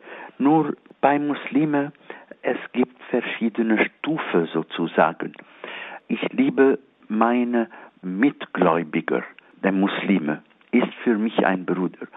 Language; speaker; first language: German; non-native, fluent; Arabic